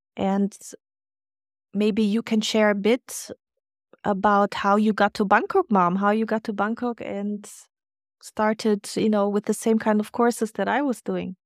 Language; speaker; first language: English; non-native, fluent; German